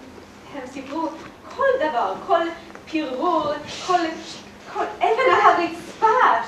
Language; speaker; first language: Hebrew; non-native, learner; English